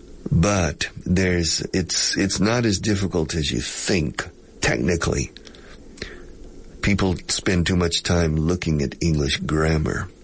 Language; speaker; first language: English; native; English